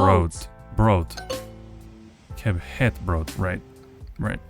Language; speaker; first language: Dutch; non-native, learner; English